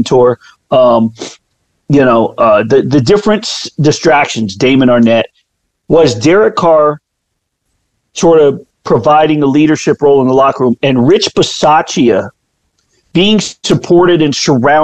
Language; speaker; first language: English; native; English